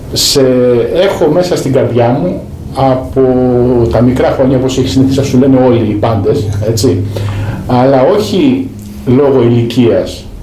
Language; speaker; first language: Greek; native; Greek